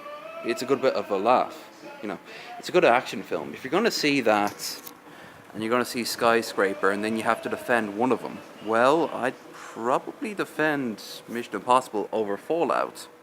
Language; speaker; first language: English; native; English